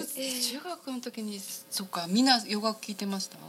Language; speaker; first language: Japanese; native; Japanese